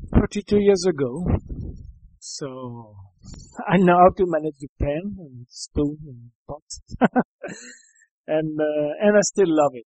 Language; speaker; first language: English; non-native, learner; Italian